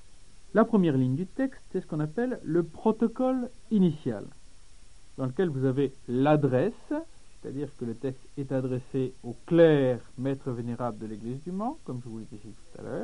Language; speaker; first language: French; native; French